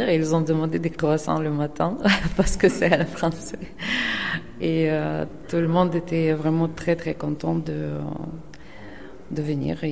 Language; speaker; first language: French; non-native, fluent; Ukrainian